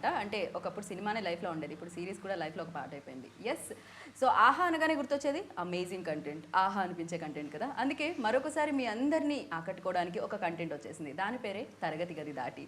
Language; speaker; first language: Telugu; native; Telugu